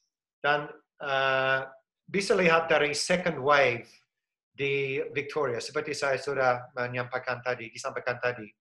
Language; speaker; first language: Indonesian; non-native, fluent; English